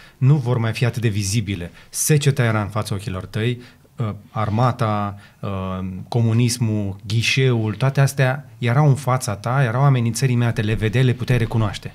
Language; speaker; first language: Romanian; native; Romanian